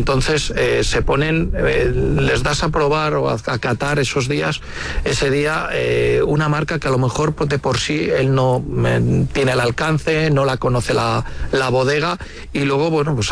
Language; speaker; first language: Spanish; native; Spanish